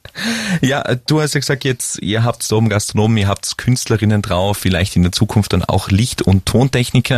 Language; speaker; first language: German; native; German